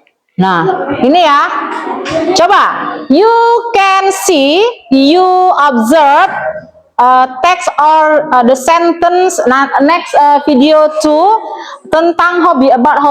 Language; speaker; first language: English; non-native, learner; Indonesian